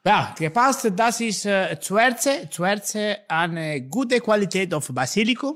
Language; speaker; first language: German; non-native, learner; Italian